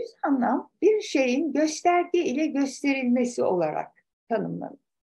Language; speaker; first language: Turkish; native; Turkish